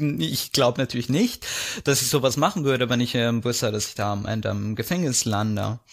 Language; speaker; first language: German; non-native, fluent; Arabic